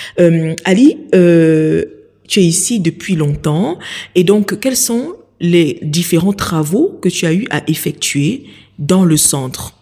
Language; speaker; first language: French; native; French